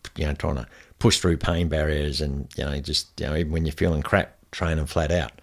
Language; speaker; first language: English; native; English